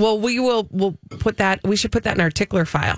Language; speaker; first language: English; native; English